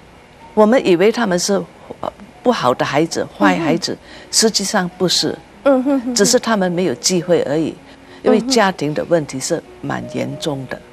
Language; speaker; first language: Chinese; early bilingual, heritage; Chinese